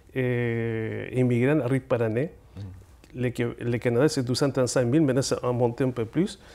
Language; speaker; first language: French; non-native, fluent; Spanish